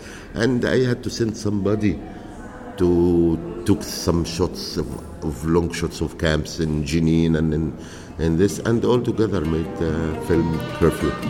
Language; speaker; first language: English; non-native, fluent; Arabic